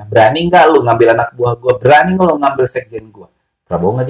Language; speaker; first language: Indonesian; native; Indonesian